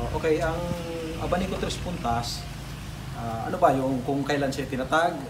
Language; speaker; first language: Filipino; non-native, local second language; Hiligaynon